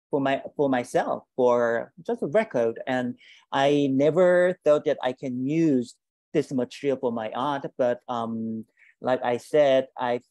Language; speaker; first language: English; non-native, learner; Korean